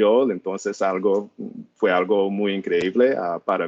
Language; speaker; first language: Spanish; non-native, learner; English